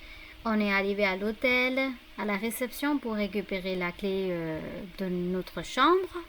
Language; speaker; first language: French; non-native, fluent; Burmese